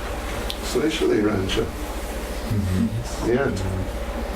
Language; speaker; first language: Russian; non-native, learner; English